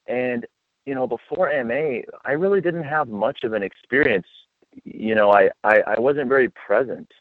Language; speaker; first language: English; native; English